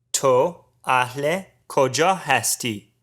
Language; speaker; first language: Persian; non-native, learner; English